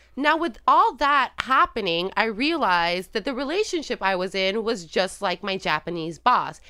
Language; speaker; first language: English; non-native, fluent; Spanish